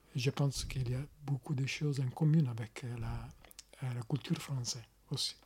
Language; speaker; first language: French; non-native, learner; Italian